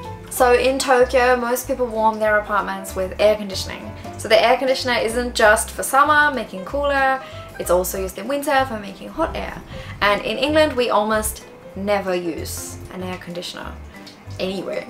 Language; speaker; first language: English; native; English